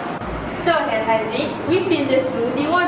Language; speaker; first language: German; non-native, learner; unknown